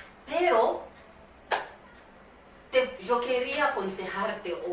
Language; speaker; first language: Spanish; non-native, fluent; Swahili